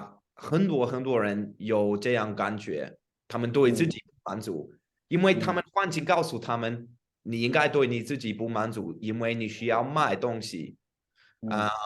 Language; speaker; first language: Chinese; non-native, fluent; English